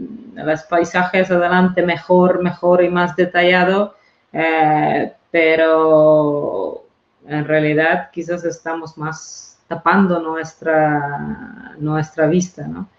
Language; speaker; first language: Spanish; non-native, fluent; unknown